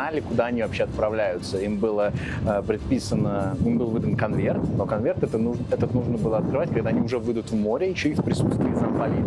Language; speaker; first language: Russian; native; Russian